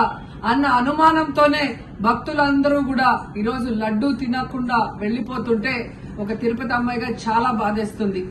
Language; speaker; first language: Telugu; native; Telugu